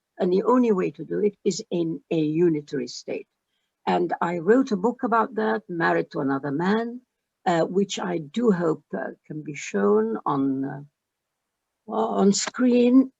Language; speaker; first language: English; early bilingual, other home language; Arabic